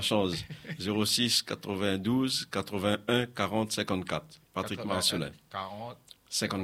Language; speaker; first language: French; non-native, local second language; Réunion Creole French